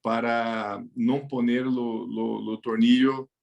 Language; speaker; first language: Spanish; non-native, learner; Portuguese